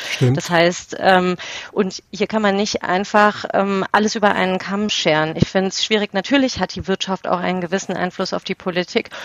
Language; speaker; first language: German; native; German